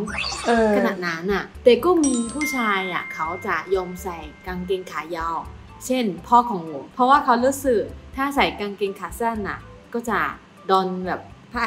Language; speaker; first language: Thai; non-native, fluent; Chinese